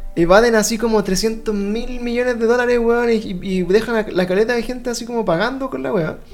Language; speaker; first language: Spanish; native; Spanish